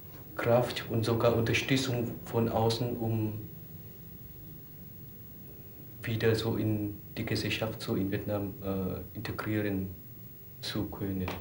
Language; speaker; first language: German; non-native, fluent; Vietnamese